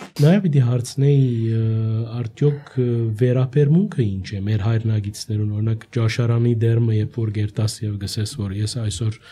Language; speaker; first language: Armenian; early bilingual, heritage; Armenian